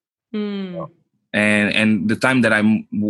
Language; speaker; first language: English; non-native, fluent; Portuguese